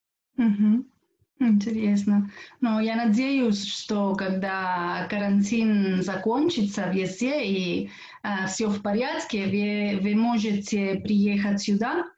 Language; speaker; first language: Russian; non-native, fluent; Catalan